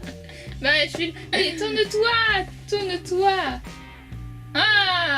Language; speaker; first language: French; native; French